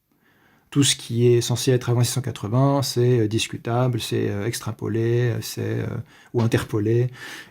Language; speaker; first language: French; native; French